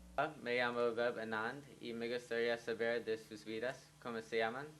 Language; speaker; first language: Spanish; non-native, learner; English